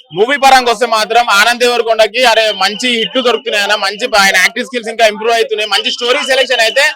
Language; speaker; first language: Telugu; native; Telugu